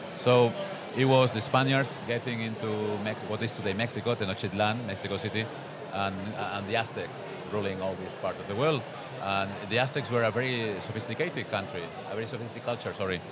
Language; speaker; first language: English; non-native, fluent; Spanish